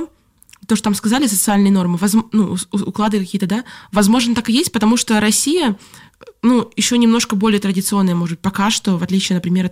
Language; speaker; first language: Russian; native; Russian